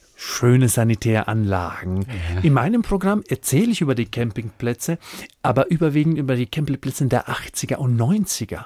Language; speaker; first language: German; non-native, fluent; Croatian